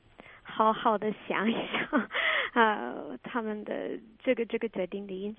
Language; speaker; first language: Chinese; non-native, fluent; English